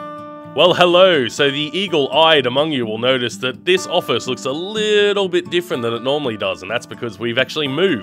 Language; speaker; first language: English; native; English